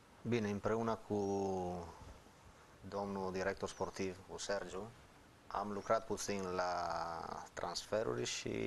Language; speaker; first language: Romanian; non-native, fluent; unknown